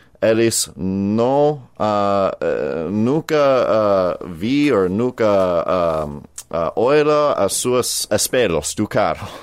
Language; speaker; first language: Portuguese; non-native, learner; English